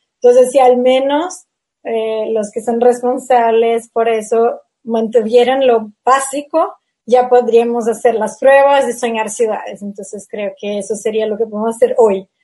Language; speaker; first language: Spanish; non-native, fluent; Portuguese